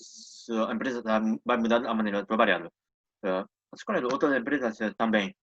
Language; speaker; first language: Portuguese; non-native, learner; Japanese